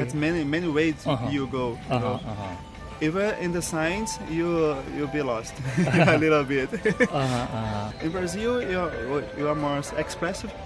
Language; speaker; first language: English; non-native, learner; Portuguese